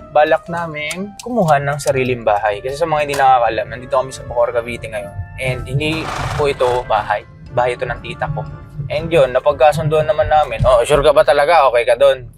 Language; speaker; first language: Filipino; native; Filipino